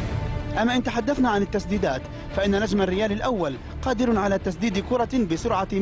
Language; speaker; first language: Arabic; native; Arabic